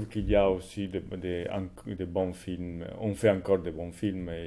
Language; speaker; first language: French; non-native, fluent; Italian